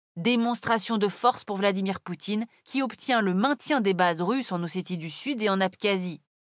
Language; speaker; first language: French; native; French